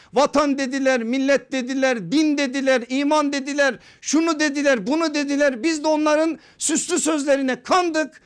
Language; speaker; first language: Turkish; native; Turkish